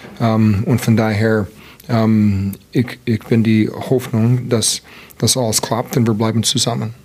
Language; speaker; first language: German; non-native, learner; English